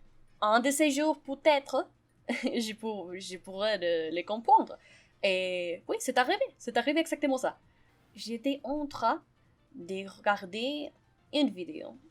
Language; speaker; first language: French; non-native, fluent; Spanish